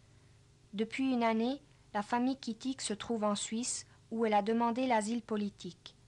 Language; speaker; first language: French; native; French